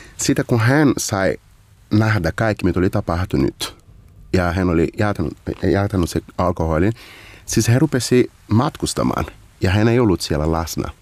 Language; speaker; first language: Finnish; non-native, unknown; Portuguese